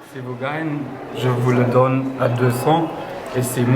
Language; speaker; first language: French; non-native, local second language; Luxembourgish